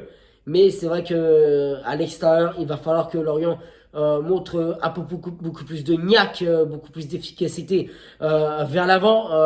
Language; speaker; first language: French; native; French